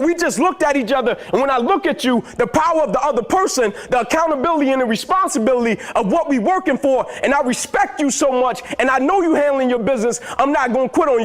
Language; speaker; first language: English; native; English